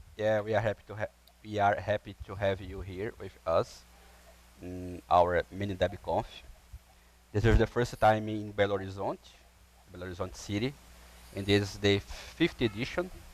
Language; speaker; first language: English; non-native, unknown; Portuguese